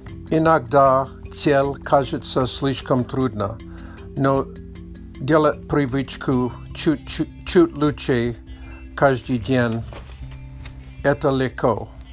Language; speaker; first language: Russian; non-native, learner; English